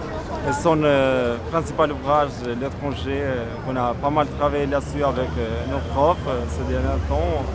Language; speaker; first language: French; non-native, fluent; Albanian